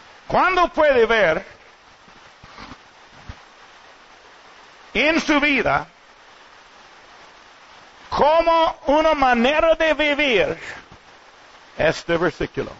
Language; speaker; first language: Spanish; non-native, learner; English